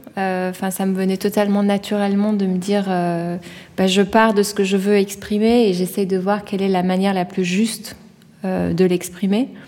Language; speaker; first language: French; early bilingual, other home language; Persian